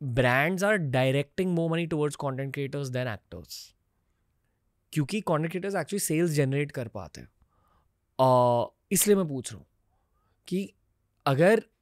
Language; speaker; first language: Hindi; native; Hindi